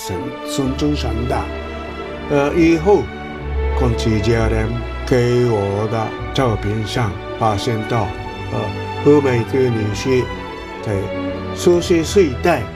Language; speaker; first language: Chinese; non-native, fluent; Japanese